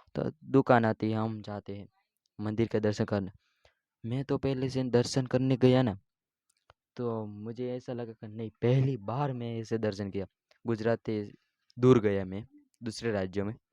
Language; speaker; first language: Hindi; non-native, local second language; Gujarati